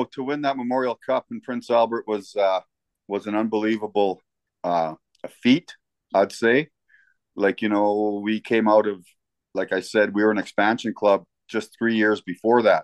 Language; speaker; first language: English; native; English